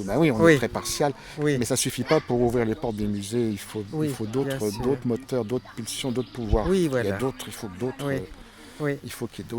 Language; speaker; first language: French; native; French